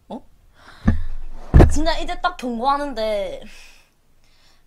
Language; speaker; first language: Korean; native; Korean